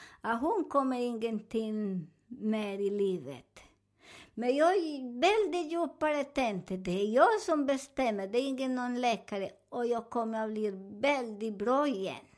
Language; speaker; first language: Swedish; non-native, learner; Spanish